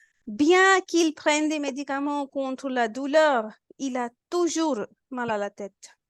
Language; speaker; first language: French; non-native, fluent; Hindi